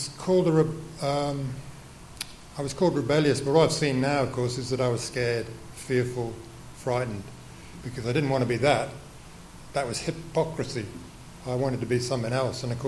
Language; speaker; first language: English; native; English